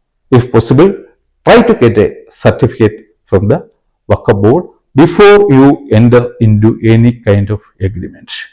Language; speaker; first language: English; non-native, local second language; Malayalam